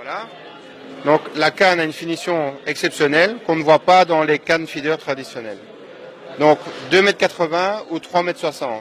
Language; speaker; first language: French; native; French